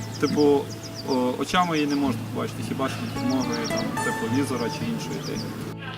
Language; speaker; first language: Ukrainian; native; Ukrainian